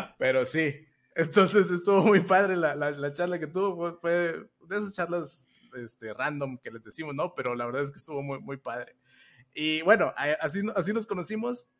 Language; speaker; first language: Spanish; native; Spanish